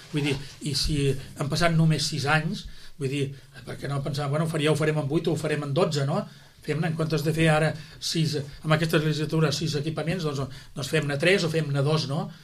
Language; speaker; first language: Catalan; native; Catalan